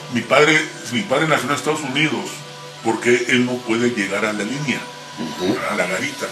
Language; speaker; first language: Spanish; native; Spanish